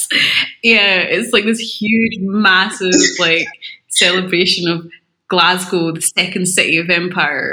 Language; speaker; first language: English; native; English